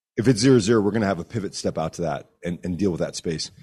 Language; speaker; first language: English; early bilingual, other home language; Spanish